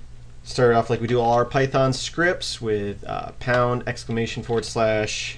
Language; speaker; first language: English; native; English